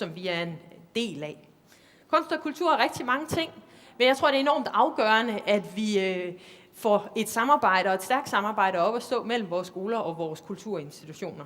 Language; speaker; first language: Danish; native; Danish